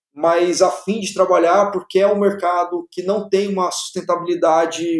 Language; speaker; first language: Portuguese; native; Portuguese